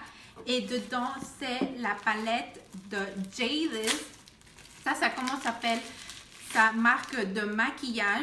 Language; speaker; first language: French; non-native, fluent; Spanish